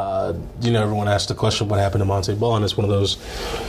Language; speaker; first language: English; native; English